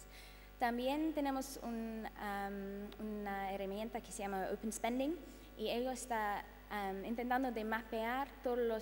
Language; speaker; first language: Spanish; non-native, fluent; English